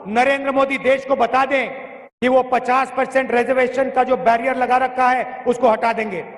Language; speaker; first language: Hindi; native; Hindi